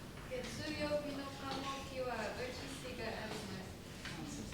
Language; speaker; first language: Japanese; non-native, learner; Indonesian